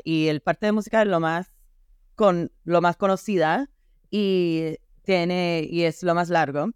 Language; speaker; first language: Spanish; non-native, fluent; English